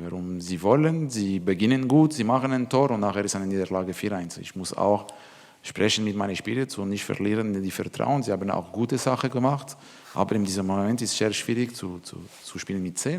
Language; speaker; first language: German; non-native, learner; French